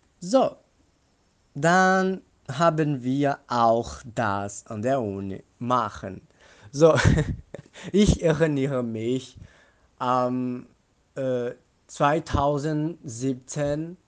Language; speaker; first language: German; non-native, learner; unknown